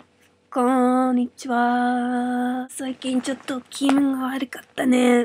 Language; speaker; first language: Japanese; non-native, learner; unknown